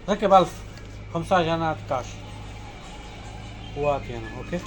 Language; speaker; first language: Arabic; non-native, learner; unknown